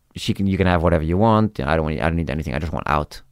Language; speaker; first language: English; early bilingual, other home language; Hebrew